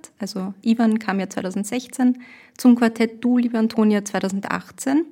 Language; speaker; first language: German; native; German